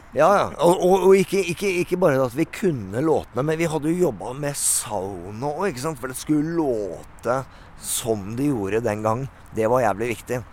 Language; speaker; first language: Norwegian; native; Norwegian